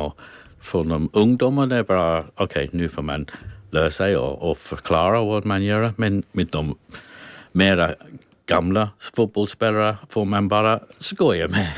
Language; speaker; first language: Swedish; non-native, fluent; English